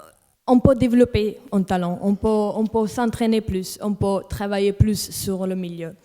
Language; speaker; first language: French; non-native, local second language; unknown